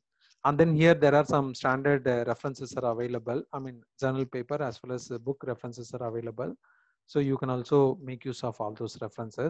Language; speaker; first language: English; non-native, local second language; Tamil